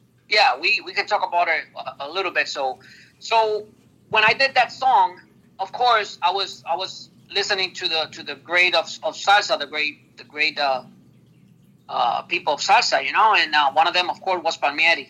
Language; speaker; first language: English; early bilingual, other home language; Spanish